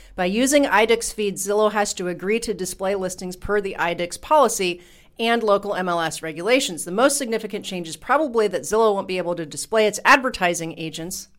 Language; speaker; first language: English; native; English